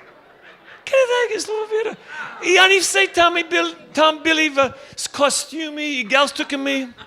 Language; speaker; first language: Russian; non-native, learner; English